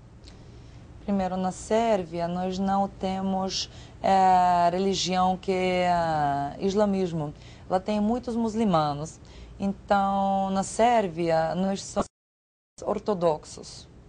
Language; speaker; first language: Portuguese; non-native, fluent; Serbian